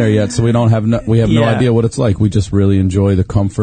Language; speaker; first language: English; native; English